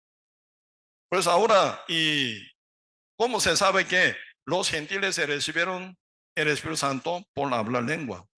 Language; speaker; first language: Spanish; non-native, learner; Korean